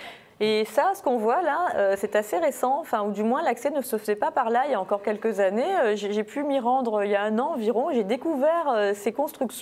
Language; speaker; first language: French; native; French